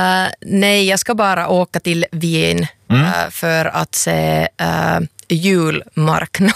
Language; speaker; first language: Swedish; non-native, local second language; Finnish